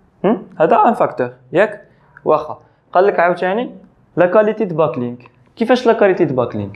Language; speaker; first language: Arabic; native; Arabic